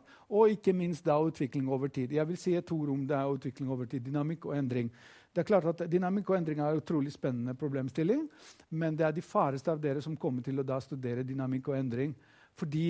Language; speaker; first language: Norwegian; non-native, fluent; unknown